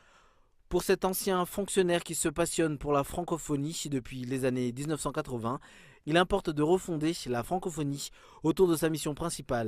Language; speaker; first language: French; non-native, local second language; Malagasy